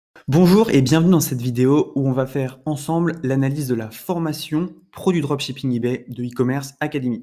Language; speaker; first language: French; native; French